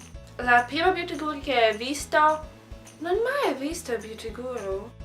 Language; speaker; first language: Italian; non-native, learner; Russian